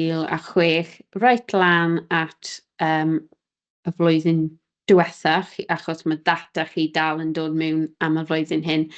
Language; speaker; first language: Welsh; native; Welsh